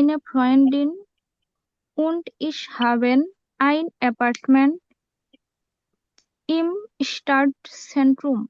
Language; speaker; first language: German; non-native, learner; Bangla